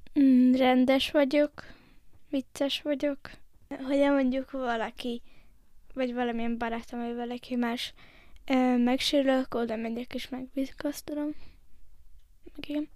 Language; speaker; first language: Hungarian; early bilingual, heritage; Hungarian